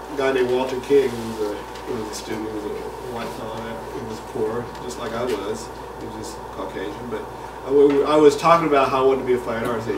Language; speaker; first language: English; native; English